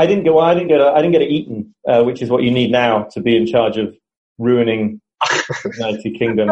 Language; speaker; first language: English; native; English